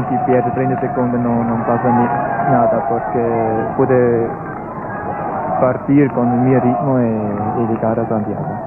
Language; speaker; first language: Spanish; non-native, learner; German